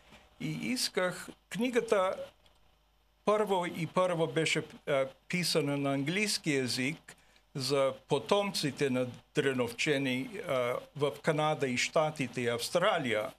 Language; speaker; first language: Bulgarian; early bilingual, heritage; Bulgarian